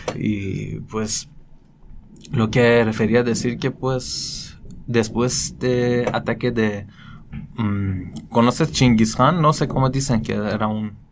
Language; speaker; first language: Spanish; non-native, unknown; Persian